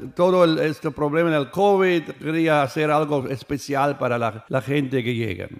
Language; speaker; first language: Spanish; non-native, learner; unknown